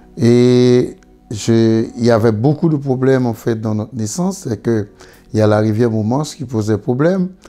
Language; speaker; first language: French; non-native, local second language; Haitian Creole